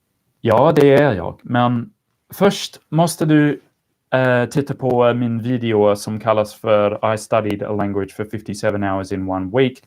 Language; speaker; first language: Swedish; non-native, learner; English